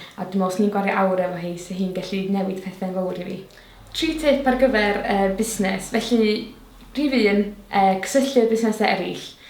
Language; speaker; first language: Welsh; native; Welsh